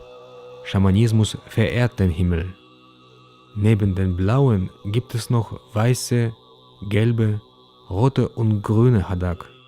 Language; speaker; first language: German; native; German